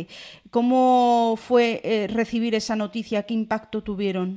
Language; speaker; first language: Spanish; native; Spanish